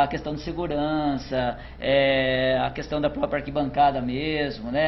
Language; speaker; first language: Portuguese; native; Portuguese